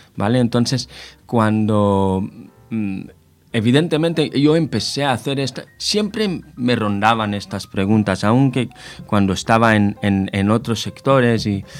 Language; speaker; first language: Spanish; non-native, fluent; Hebrew